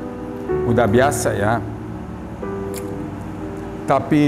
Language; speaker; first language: Indonesian; non-native, fluent; Serbian